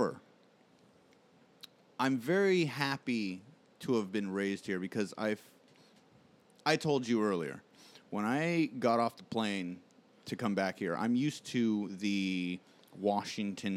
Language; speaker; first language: English; native; English